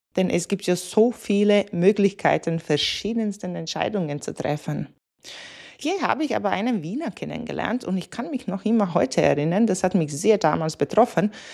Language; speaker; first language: German; non-native, fluent; Latvian